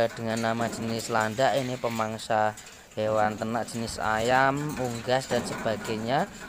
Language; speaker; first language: Indonesian; non-native, local second language; Javanese